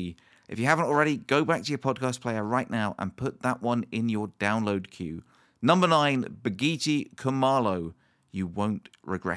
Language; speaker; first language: English; native; English